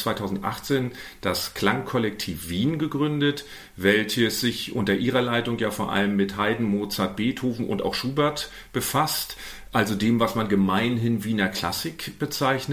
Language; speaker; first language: German; native; German